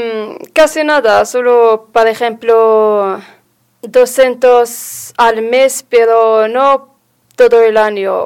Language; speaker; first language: Spanish; non-native, learner; Arabic